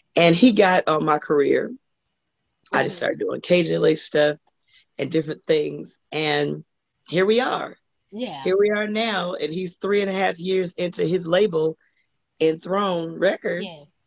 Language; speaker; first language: English; native; English